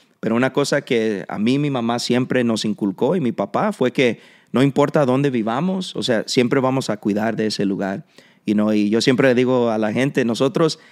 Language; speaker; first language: Spanish; early bilingual, heritage; Spanish